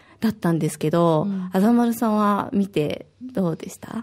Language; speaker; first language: Japanese; native; Japanese